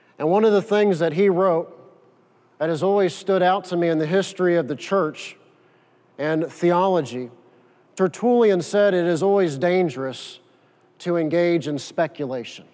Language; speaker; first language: English; native; English